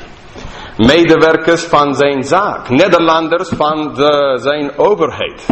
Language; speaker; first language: Dutch; non-native, fluent; English